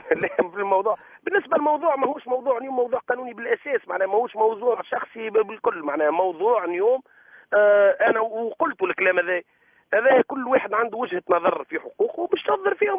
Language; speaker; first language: Arabic; native; Arabic